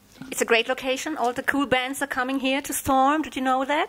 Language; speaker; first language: English; non-native, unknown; German